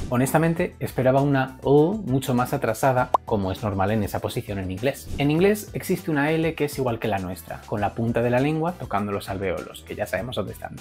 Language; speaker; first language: Spanish; native; Spanish